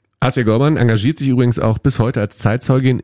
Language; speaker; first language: German; native; German